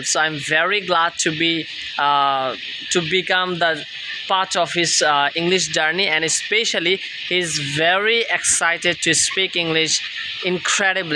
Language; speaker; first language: English; non-native, fluent; Bangla